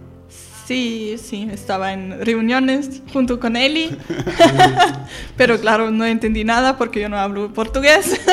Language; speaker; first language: Spanish; non-native, fluent; German